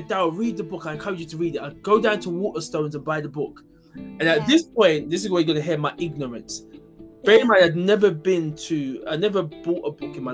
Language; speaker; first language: English; native; English